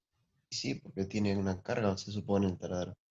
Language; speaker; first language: Spanish; native; Spanish